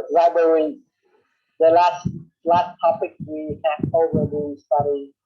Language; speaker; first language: English; non-native, learner; Vietnamese